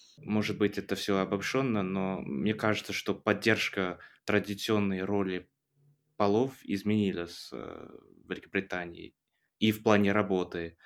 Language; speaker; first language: Russian; non-native, fluent; English